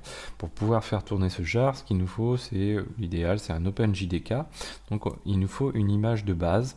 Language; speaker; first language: French; native; French